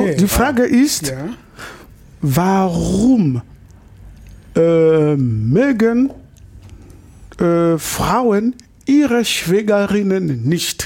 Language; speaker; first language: German; non-native, fluent; Lingala